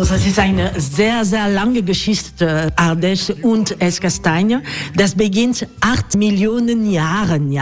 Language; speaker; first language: German; non-native, learner; French